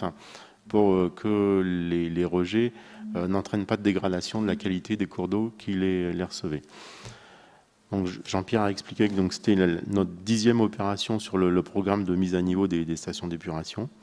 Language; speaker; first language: French; native; French